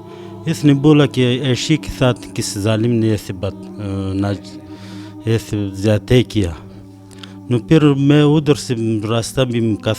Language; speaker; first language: Hindi; non-native, learner; Pashto